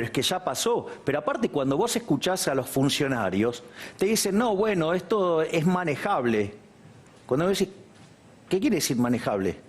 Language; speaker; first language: Spanish; native; Spanish